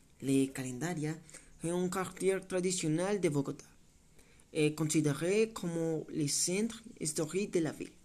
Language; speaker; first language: French; non-native, learner; Spanish